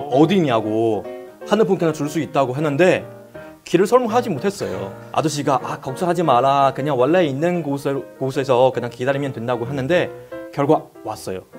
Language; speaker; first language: Korean; non-native, fluent; Chinese